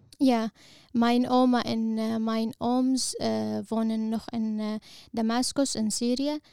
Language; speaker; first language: Dutch; non-native, fluent; Arabic